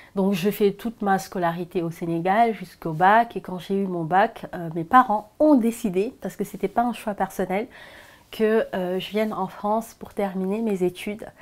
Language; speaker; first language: French; non-native, local second language; Wolof